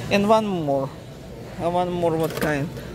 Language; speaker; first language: English; non-native, learner; Russian